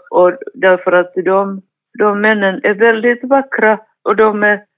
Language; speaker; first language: Swedish; non-native, fluent; Finnish